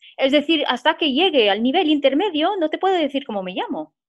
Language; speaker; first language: Spanish; non-native, fluent; French